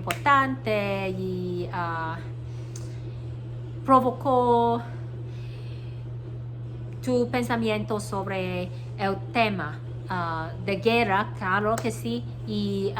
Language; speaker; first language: Spanish; non-native, learner; Cantonese